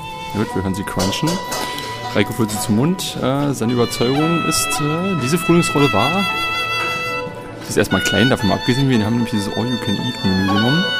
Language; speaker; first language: German; native; German